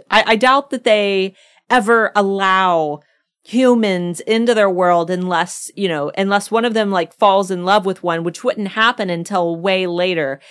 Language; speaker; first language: English; native; English